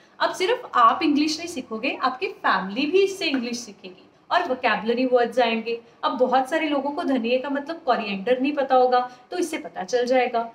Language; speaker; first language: Hindi; native; Hindi